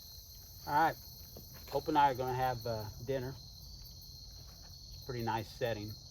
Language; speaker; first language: English; native; English